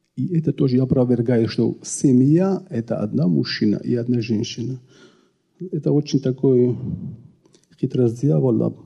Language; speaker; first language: Russian; non-native, local second language; Georgian